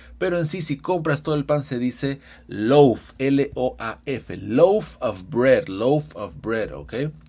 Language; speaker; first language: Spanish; early bilingual, heritage; Spanish